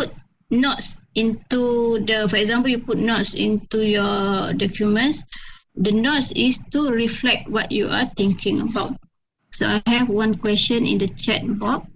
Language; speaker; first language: English; non-native, fluent; Malay